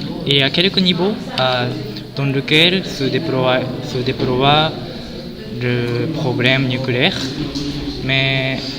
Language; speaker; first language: French; non-native, fluent; Japanese